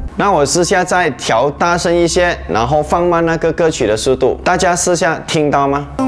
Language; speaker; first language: Chinese; non-native, local second language; Hakka Chinese